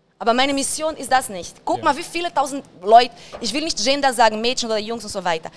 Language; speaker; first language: German; non-native, fluent; Portuguese